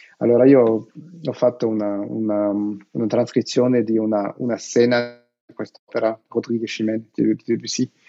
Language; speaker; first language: Italian; non-native, learner; Russian